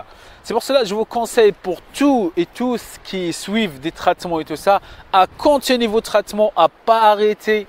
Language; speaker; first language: French; non-native, fluent; Arabic